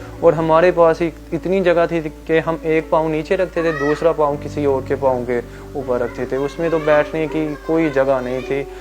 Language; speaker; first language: Urdu; non-native, local second language; Punjabi